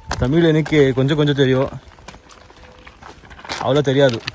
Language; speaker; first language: Tamil; non-native, learner; Kannada